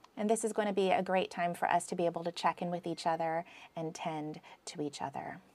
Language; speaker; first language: English; native; English